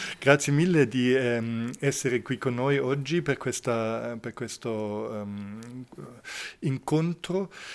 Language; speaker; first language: Italian; non-native, fluent; German